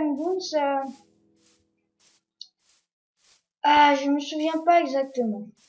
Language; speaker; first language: French; non-native, learner; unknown